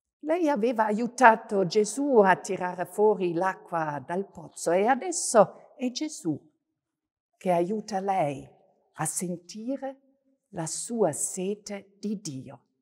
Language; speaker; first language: Italian; non-native, fluent; German